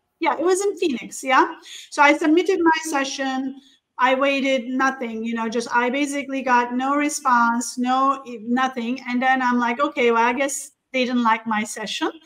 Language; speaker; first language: English; non-native, fluent; Turkish